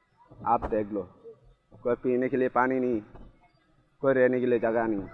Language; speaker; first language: Hindi; non-native, learner; Rohingya